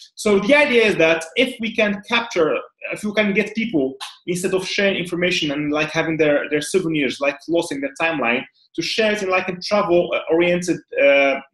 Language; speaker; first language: English; non-native, fluent; Arabic